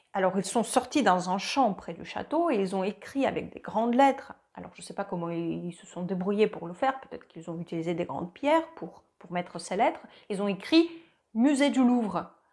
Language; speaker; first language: French; non-native, fluent; Russian